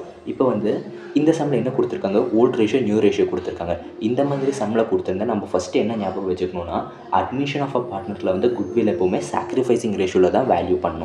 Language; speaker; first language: Tamil; native; Tamil